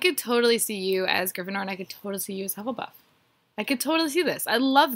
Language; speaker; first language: English; native; English